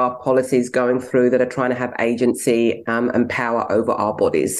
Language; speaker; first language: English; native; English